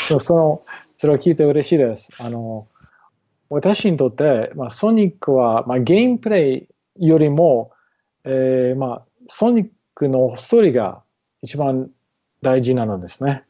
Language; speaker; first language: Japanese; non-native, learner; English